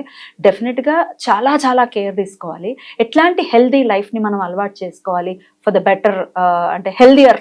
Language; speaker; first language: Telugu; native; Telugu